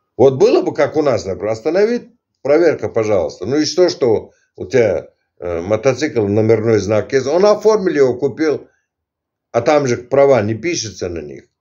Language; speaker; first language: Russian; non-native, local second language; Turkmen